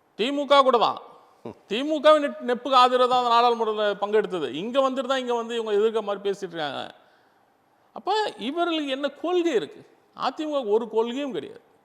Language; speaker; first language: Tamil; non-native, local second language; Urdu